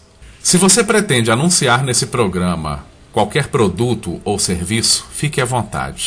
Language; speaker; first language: Portuguese; native; Portuguese